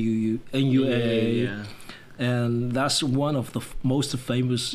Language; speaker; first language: English; non-native, fluent; Chinese